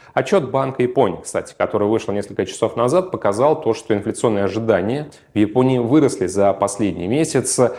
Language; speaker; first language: Russian; native; Russian